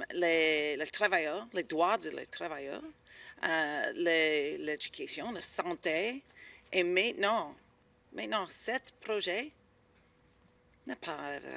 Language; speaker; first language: French; non-native, learner; English